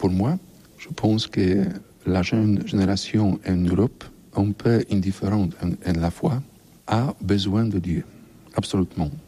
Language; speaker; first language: French; non-native, learner; Polish